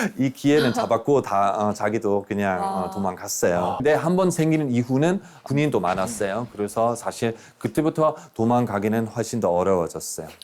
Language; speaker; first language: Korean; non-native, fluent; German